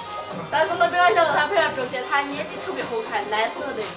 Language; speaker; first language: Chinese; native; Chinese